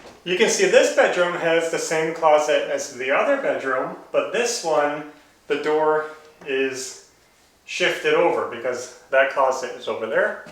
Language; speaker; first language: English; native; English